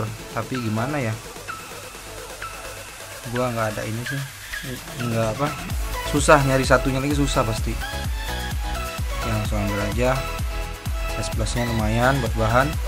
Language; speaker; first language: Indonesian; native; Indonesian